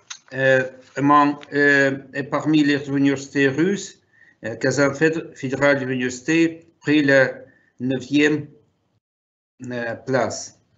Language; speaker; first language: French; non-native, fluent; Russian